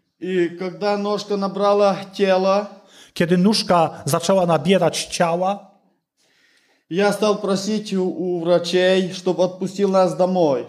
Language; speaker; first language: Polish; non-native, learner; Russian